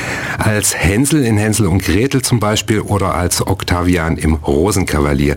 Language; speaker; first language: German; native; German